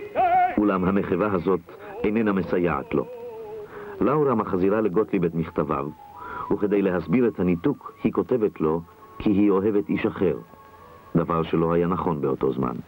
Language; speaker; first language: Hebrew; native; Hebrew